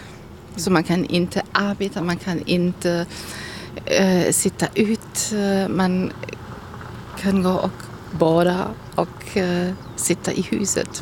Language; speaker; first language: Swedish; non-native, learner; German